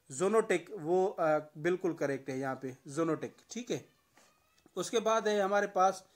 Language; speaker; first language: Urdu; non-native, local second language; Sindhi